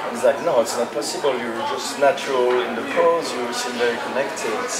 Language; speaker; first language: English; non-native, fluent; French